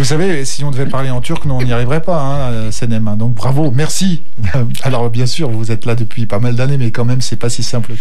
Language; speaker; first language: French; native; French